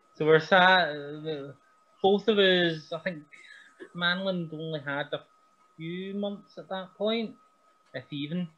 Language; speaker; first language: English; native; English